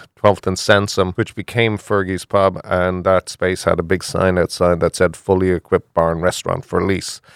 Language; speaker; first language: English; native; English